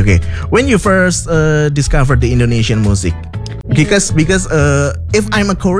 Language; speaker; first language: English; non-native, fluent; Indonesian